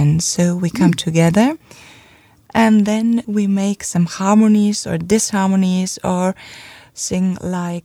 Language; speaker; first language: English; non-native, fluent; German